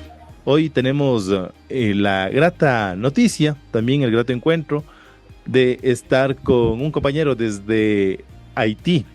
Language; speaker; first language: Spanish; native; Spanish